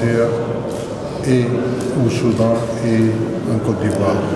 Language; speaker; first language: French; non-native, local second language; Arabic